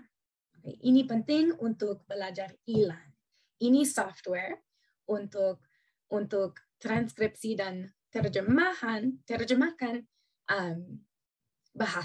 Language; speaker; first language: Indonesian; non-native, learner; English